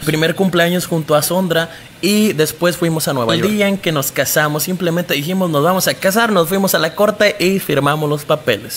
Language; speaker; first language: Spanish; native; Spanish